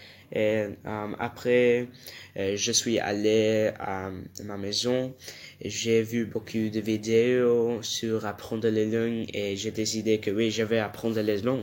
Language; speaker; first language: French; non-native, learner; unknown